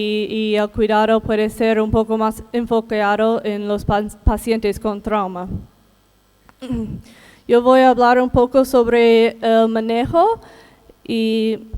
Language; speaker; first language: Spanish; non-native, fluent; English